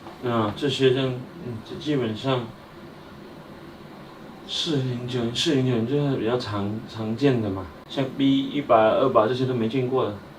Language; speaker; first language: Chinese; native; Chinese